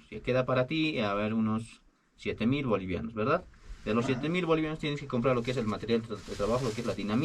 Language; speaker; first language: Spanish; native; Spanish